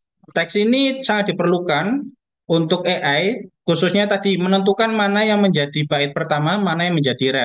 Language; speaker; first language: Indonesian; native; Indonesian